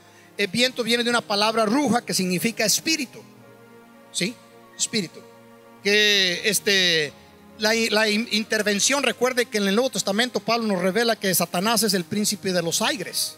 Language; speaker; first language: Spanish; native; Spanish